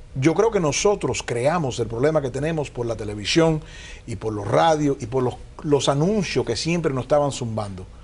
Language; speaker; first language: Spanish; early bilingual, heritage; Spanish